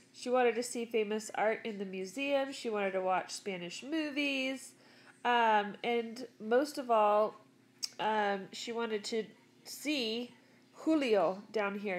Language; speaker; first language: English; native; English